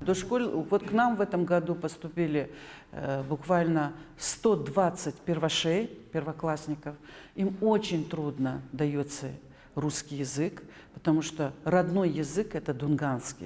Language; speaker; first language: Russian; non-native, local second language; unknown